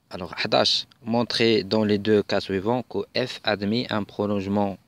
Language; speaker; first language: French; non-native, local second language; Arabic